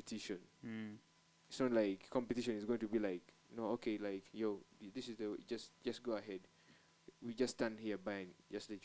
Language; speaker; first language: English; non-native, local second language; Ganda